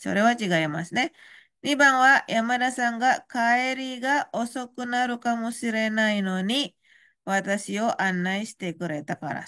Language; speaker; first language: Japanese; non-native, fluent; Indonesian